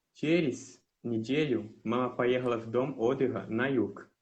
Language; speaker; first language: Russian; non-native, learner; Portuguese